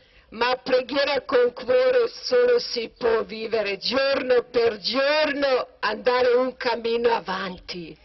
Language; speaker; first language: Italian; non-native, learner; Croatian